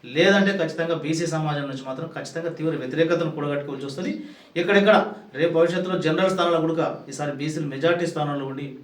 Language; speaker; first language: Telugu; native; Telugu